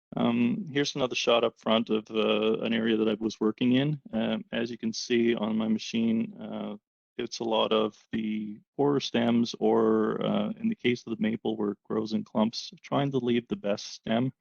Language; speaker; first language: English; native; English